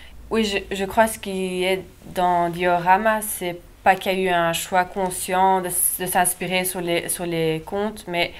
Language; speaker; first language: French; non-native, local second language; Dutch